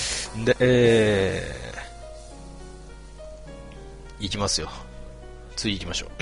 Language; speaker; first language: Japanese; native; Japanese